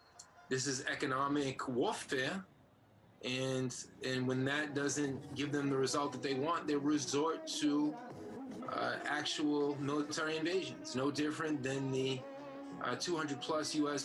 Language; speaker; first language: English; native; English